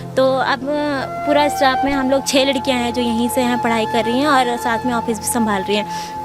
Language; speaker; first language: Hindi; non-native, local second language; Garhwali